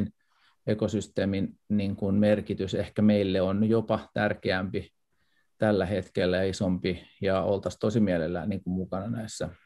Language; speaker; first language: Finnish; native; Finnish